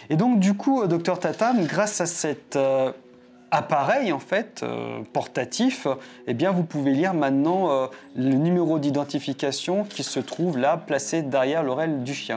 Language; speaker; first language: French; native; French